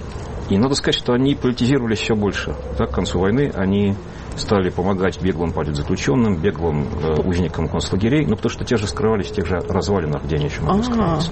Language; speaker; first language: Russian; native; Russian